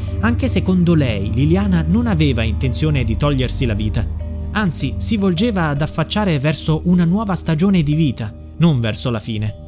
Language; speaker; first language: Italian; native; Italian